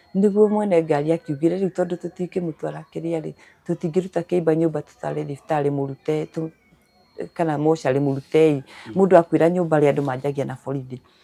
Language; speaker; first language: Kikuyu; native; Kikuyu